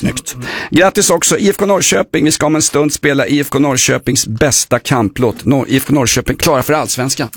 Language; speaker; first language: Swedish; native; Swedish